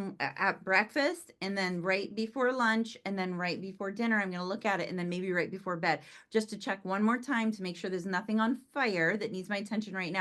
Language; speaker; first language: English; native; English